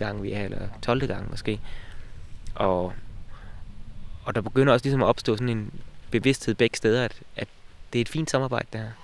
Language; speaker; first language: Danish; native; Danish